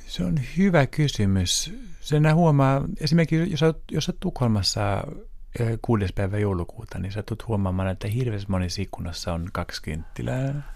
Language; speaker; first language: Finnish; non-native, local second language; Swedish